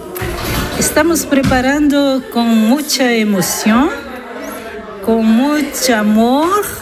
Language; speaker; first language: Spanish; non-native, fluent; Italian